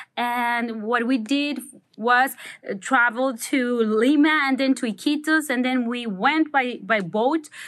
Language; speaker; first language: English; non-native, fluent; Spanish